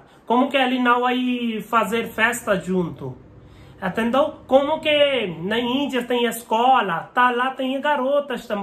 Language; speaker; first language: Portuguese; non-native, learner; Hindi